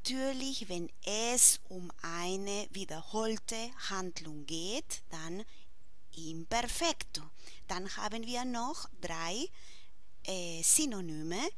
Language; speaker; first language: German; non-native, fluent; Spanish